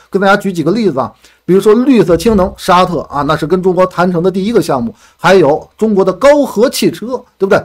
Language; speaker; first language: Chinese; native; Chinese